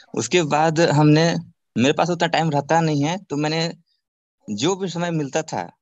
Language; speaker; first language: Hindi; native; Hindi